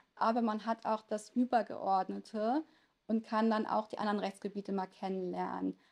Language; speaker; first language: German; native; German